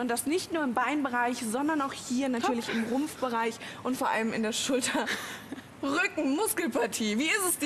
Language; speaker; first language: German; native; German